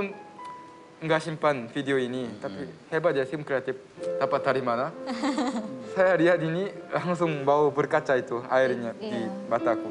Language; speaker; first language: Indonesian; non-native, fluent; Korean